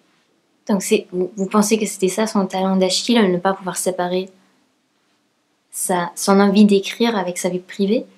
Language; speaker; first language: French; native; French